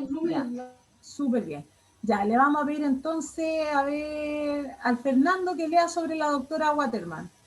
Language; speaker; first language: Spanish; native; Spanish